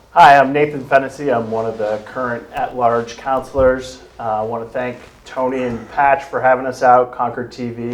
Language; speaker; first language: English; native; English